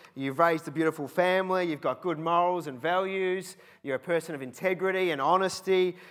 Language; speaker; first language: English; native; English